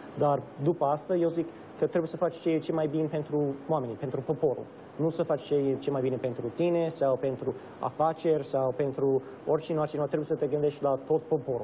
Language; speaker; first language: Romanian; early bilingual, other home language; English